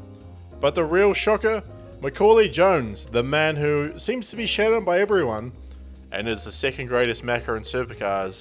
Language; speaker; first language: English; native; English